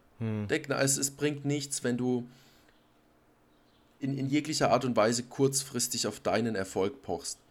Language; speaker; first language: German; native; German